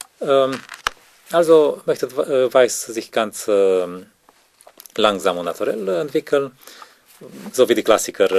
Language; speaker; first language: German; non-native, learner; Romanian